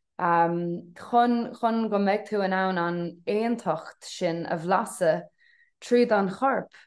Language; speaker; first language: Irish; non-native, local second language; English